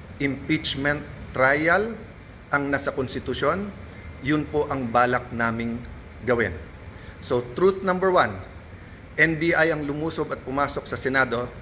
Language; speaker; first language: Filipino; native; Filipino